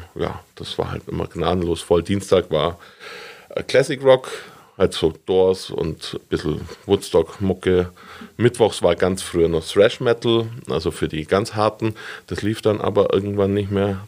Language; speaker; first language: German; native; German